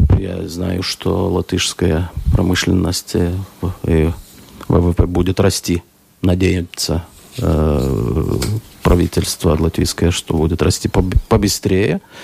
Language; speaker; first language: Russian; non-native, local second language; Lithuanian